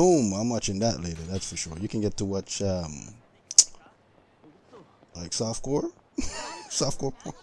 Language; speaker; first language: English; native; English